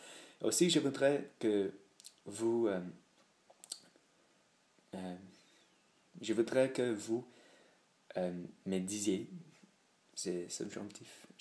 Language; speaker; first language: French; non-native, learner; English